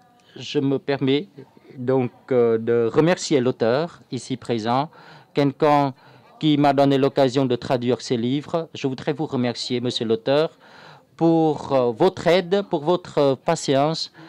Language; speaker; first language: French; non-native, fluent; Vietnamese